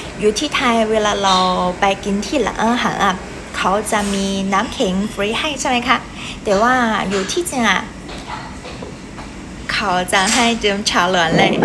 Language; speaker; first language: Thai; non-native, fluent; Chinese